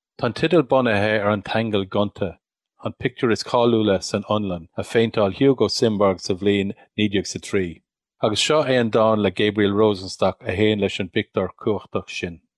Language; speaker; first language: Irish; non-native, local second language; English